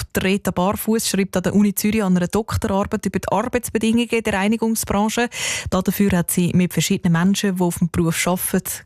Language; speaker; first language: German; native; German